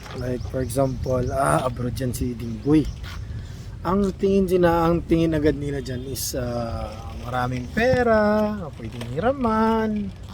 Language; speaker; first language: Filipino; native; Filipino